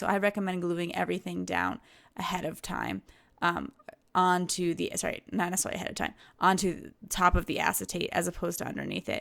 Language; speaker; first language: English; native; English